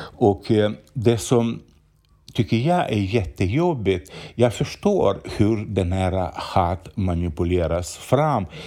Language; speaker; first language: Swedish; non-native, fluent; Russian